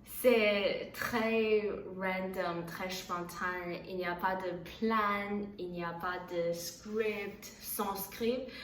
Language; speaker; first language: French; non-native, learner; Chinese